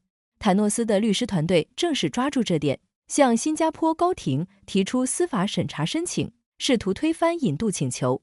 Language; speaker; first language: Chinese; native; Chinese